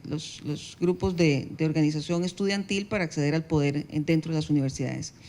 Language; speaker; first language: Spanish; native; Spanish